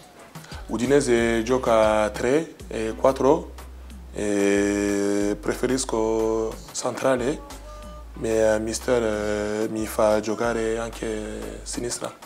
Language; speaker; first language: Italian; non-native, learner; French